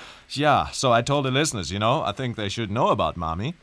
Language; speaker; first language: English; non-native, fluent; German